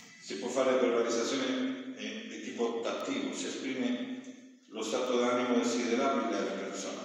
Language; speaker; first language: Italian; non-native, fluent; Spanish